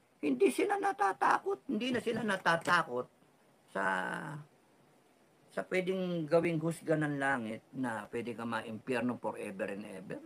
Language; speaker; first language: Filipino; non-native, local second language; Cebuano